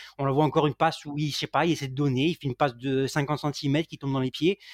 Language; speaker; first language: French; native; French